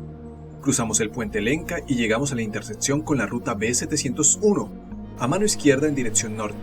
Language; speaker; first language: Spanish; native; Spanish